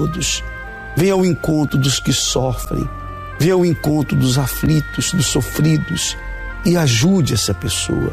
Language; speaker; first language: Portuguese; native; Portuguese